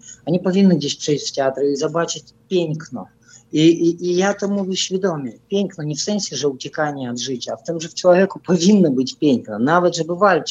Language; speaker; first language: Polish; non-native, fluent; Russian